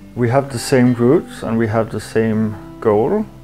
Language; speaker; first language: English; non-native, fluent; Danish